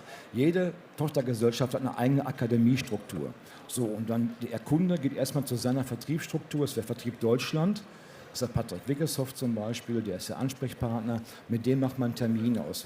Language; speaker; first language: German; native; German